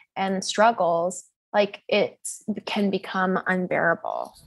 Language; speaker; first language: English; native; English